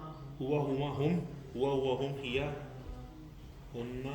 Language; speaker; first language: Arabic; non-native, learner; Urdu